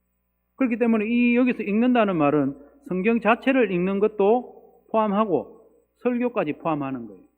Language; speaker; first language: Korean; native; Korean